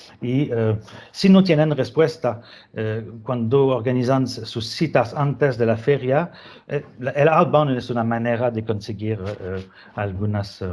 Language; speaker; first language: Spanish; non-native, fluent; French